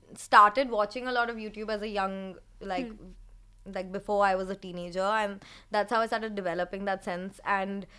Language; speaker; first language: English; non-native, local second language; Hindi